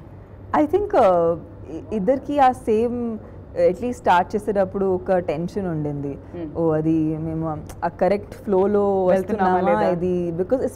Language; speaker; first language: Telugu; non-native, fluent; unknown